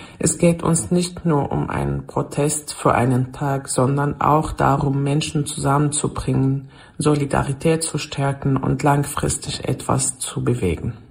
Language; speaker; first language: German; non-native, fluent; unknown